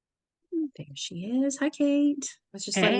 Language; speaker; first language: English; native; English